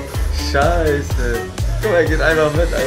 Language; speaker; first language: German; native; German